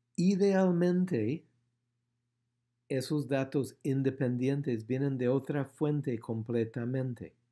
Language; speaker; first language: Spanish; non-native, fluent; English